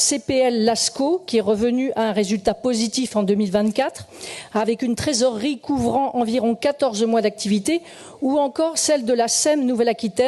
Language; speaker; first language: French; native; French